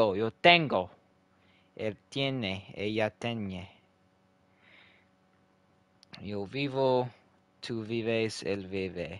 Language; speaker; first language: Spanish; non-native, learner; English